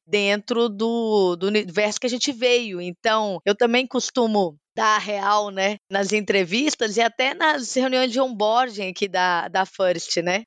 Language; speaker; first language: Portuguese; native; Portuguese